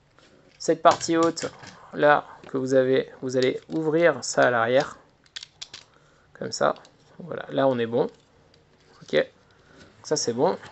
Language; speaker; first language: French; native; French